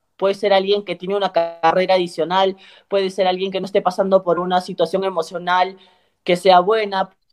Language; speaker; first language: Spanish; native; Spanish